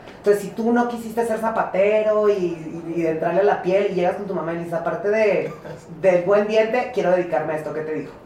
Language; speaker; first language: Spanish; native; Spanish